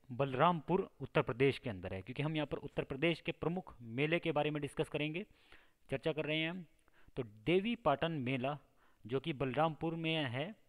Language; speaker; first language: Hindi; native; Hindi